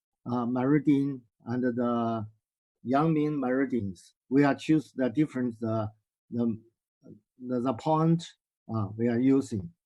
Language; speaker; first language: English; non-native, learner; Chinese